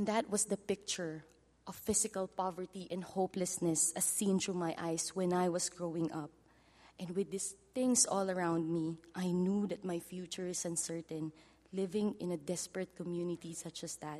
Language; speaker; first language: English; non-native, local second language; Filipino